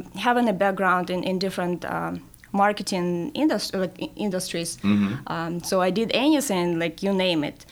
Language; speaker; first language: English; non-native, fluent; Russian